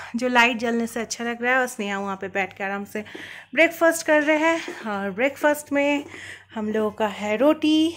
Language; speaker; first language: Hindi; non-native, local second language; Bangla